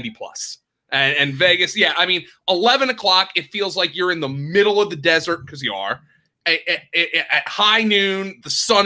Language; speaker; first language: English; native; English